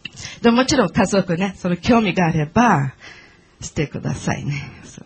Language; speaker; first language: Japanese; non-native, learner; Portuguese